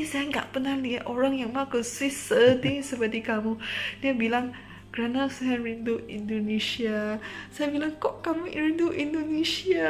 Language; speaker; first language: Indonesian; non-native, fluent; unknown